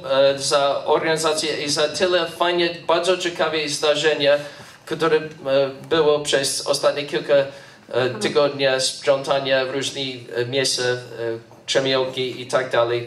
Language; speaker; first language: Polish; non-native, learner; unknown